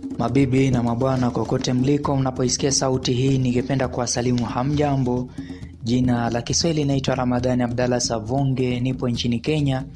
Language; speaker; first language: Swahili; non-native, local second language; Luyia